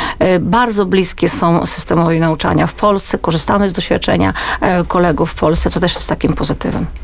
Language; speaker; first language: Polish; early bilingual, heritage; Polish